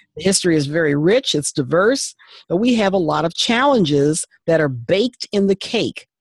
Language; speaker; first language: English; native; English